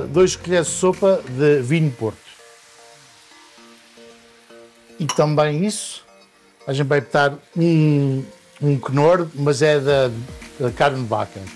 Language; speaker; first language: Portuguese; early bilingual, heritage; Portuguese